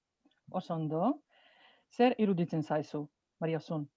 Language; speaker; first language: Basque; non-native, fluent; Slovenian